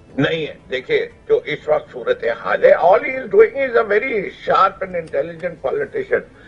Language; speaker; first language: Urdu; native; Urdu